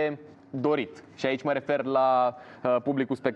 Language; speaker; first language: Romanian; native; Romanian